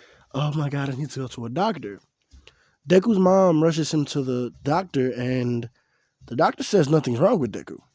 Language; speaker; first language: English; native; English